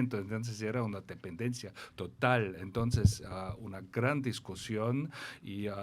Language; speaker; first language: Spanish; non-native, fluent; German